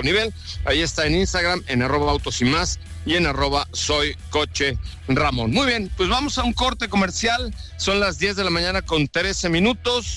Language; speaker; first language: Spanish; native; Spanish